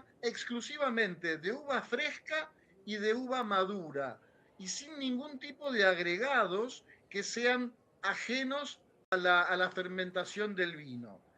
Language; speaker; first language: Spanish; native; Spanish